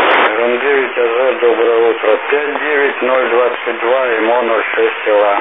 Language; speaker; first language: Russian; native; Russian